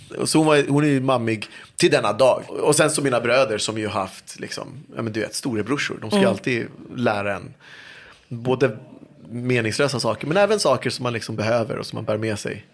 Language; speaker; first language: Swedish; early bilingual, other home language; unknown